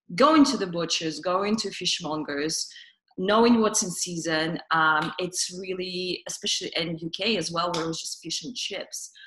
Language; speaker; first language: English; non-native, fluent; Russian